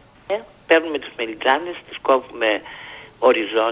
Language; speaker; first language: Greek; native; Greek